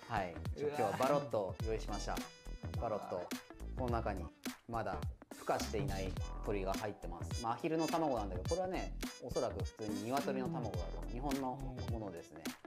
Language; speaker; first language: Japanese; native; Japanese